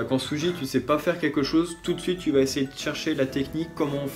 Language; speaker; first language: French; native; French